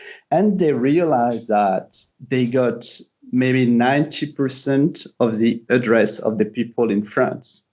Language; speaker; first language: English; non-native, fluent; French